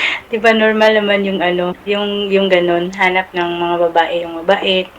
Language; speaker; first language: Filipino; non-native, local second language; Cebuano